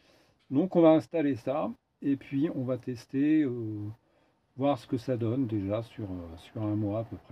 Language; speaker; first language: French; native; French